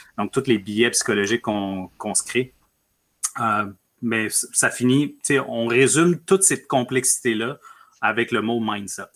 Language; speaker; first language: French; early bilingual, other home language; Spanish